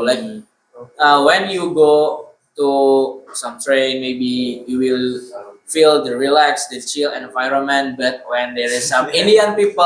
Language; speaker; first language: English; non-native, learner; Indonesian